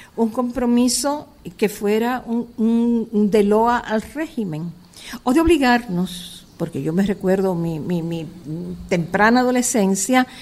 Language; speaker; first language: Spanish; native; Spanish